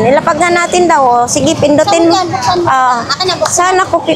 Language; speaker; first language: Filipino; native; Filipino